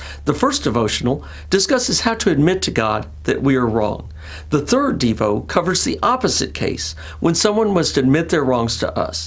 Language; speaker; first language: English; native; English